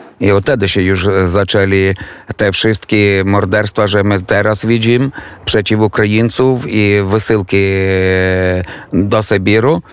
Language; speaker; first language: Polish; non-native, fluent; Ukrainian